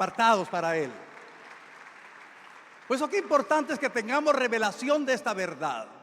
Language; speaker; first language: Spanish; native; Spanish